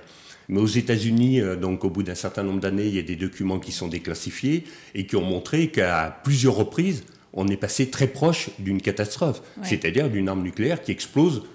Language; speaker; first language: French; native; French